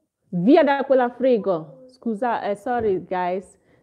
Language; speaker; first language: Italian; non-native, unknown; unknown